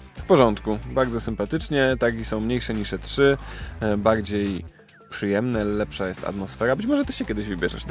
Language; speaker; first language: Polish; native; Polish